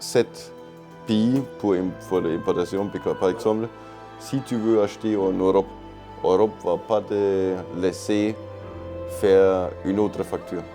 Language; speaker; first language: French; non-native, fluent; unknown